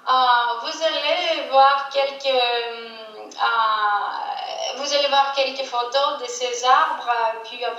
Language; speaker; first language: French; non-native, fluent; Greek